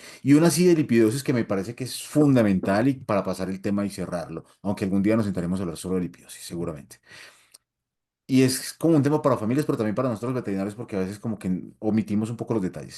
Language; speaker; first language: Spanish; native; Spanish